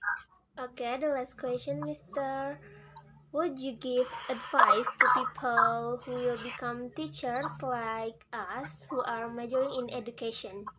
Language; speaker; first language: English; non-native, learner; Indonesian